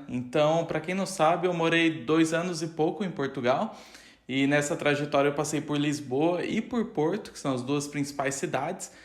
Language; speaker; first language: Portuguese; native; Portuguese